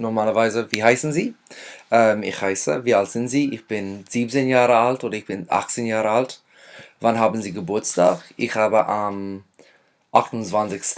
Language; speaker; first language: German; non-native, fluent; English